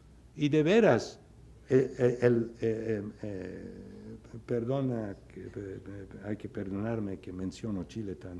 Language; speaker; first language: Spanish; non-native, fluent; English